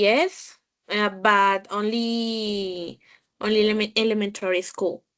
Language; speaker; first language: English; non-native, learner; Spanish